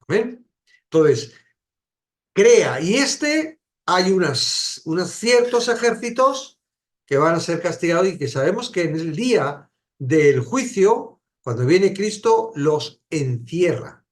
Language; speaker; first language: Spanish; native; Spanish